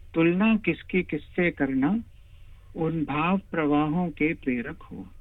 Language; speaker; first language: Hindi; native; Hindi